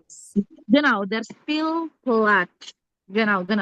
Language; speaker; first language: German; non-native, learner; Indonesian